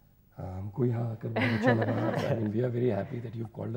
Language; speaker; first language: Hindi; native; Hindi